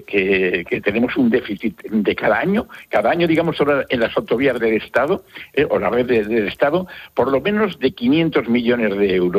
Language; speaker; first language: Spanish; native; Spanish